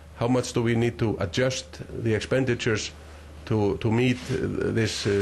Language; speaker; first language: English; non-native, fluent; Icelandic